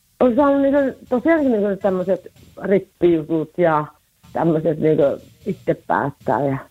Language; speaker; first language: Finnish; native; Finnish